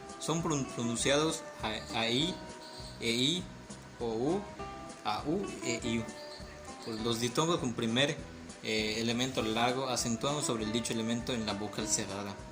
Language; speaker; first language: Spanish; native; Spanish